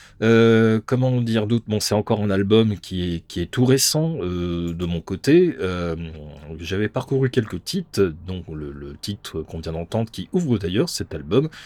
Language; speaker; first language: French; native; French